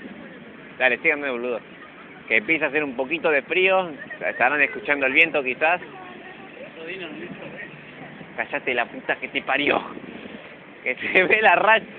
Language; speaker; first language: Spanish; native; Spanish